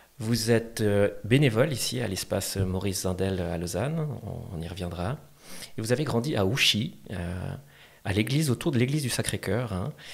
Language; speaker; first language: French; native; French